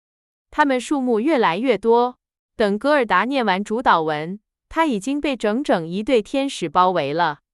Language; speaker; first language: Chinese; native; Chinese